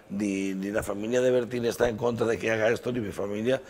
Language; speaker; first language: Spanish; native; Spanish